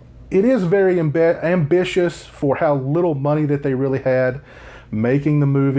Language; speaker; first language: English; native; English